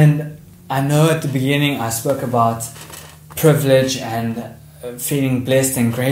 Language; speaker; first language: English; native; English